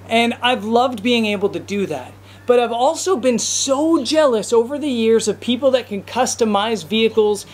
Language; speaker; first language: English; native; English